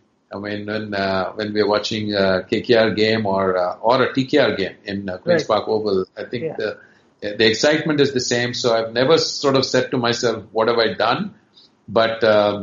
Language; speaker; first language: English; non-native, local second language; Kannada